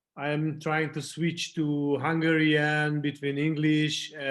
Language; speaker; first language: English; non-native, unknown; Hungarian